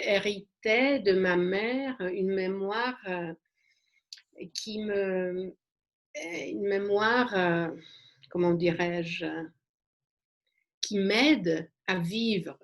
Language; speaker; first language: French; non-native, fluent; Polish